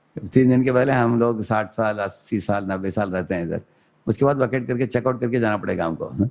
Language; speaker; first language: Hindi; non-native, local second language; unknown